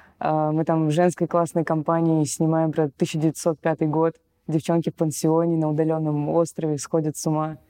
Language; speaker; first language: Russian; native; Russian